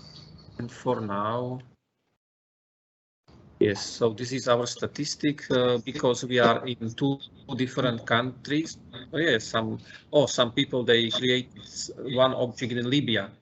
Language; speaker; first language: English; non-native, fluent; Slovak